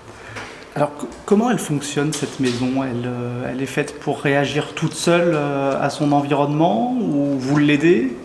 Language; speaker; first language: French; native; French